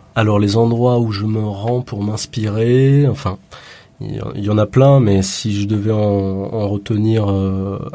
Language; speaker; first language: French; native; French